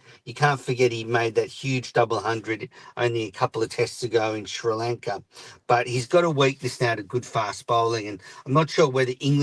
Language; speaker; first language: English; native; English